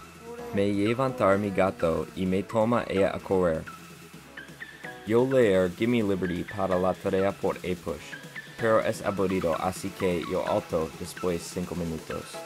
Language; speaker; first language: Spanish; non-native, learner; English